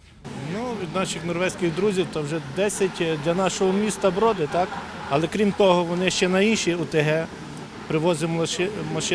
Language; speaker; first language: Ukrainian; native; Ukrainian